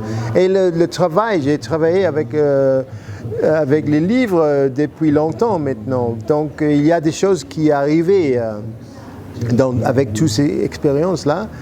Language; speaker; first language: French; non-native, fluent; English